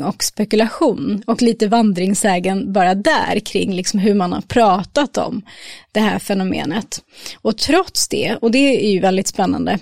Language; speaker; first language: Swedish; native; Swedish